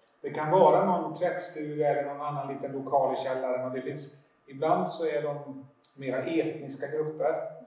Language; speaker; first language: Swedish; native; Swedish